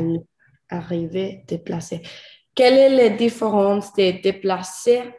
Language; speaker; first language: French; non-native, learner; English